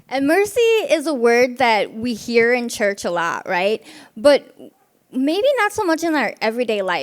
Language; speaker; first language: English; native; English